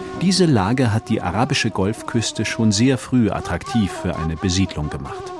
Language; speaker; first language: German; native; German